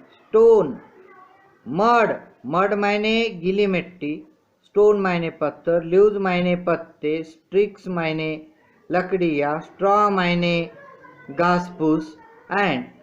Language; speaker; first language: Hindi; non-native, local second language; Marathi